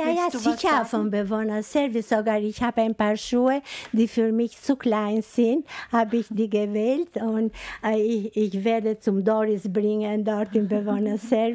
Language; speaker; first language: German; non-native, learner; Albanian